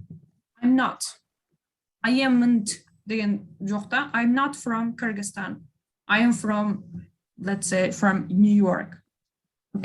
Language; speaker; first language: English; non-native, fluent; Kyrgyz